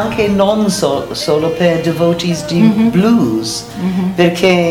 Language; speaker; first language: Italian; non-native, learner; English